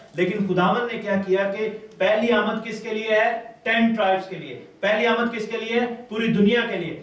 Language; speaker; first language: Urdu; non-native, local second language; Pashto